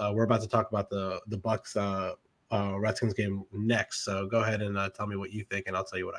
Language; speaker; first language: English; native; English